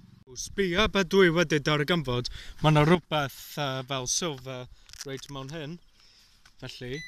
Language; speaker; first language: Welsh; non-native, learner; English